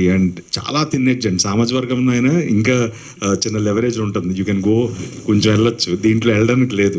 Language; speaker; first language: Telugu; native; Telugu